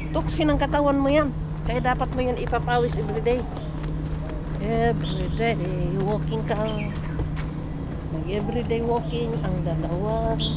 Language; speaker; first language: Filipino; native; Filipino